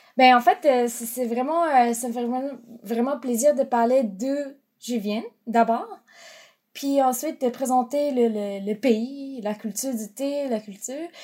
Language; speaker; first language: French; non-native, fluent; Japanese